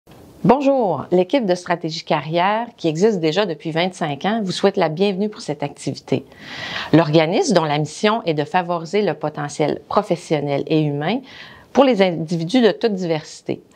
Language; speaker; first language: French; native; French